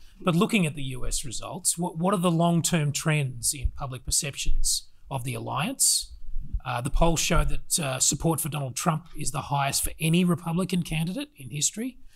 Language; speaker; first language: English; native; English